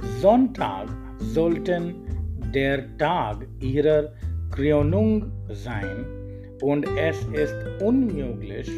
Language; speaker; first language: German; non-native, learner; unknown